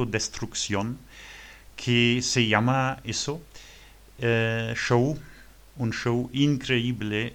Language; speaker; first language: Spanish; non-native, learner; French